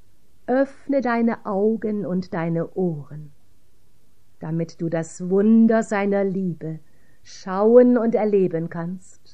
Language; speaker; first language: German; native; German